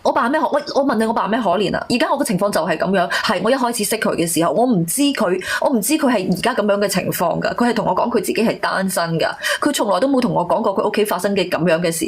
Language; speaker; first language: Cantonese; native; Cantonese